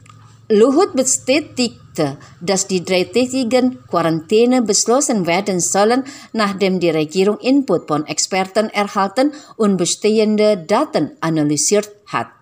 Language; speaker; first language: German; non-native, fluent; Indonesian